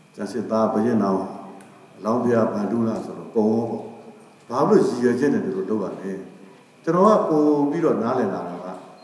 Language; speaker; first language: Burmese; native; Burmese